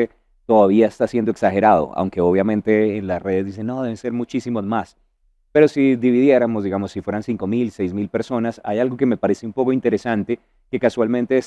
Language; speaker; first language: Spanish; native; Spanish